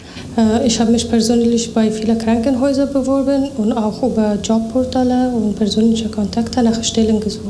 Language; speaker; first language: German; non-native, fluent; Persian